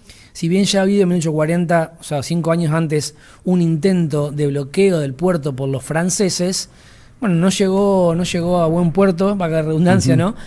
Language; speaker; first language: Spanish; native; Spanish